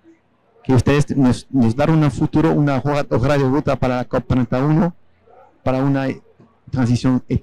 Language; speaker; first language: Spanish; non-native, fluent; French